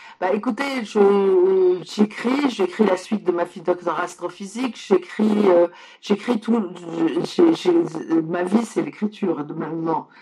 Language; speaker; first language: French; early bilingual, other home language; Polish